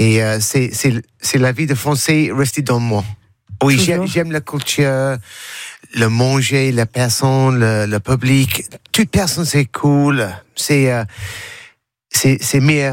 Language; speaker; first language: French; non-native, learner; English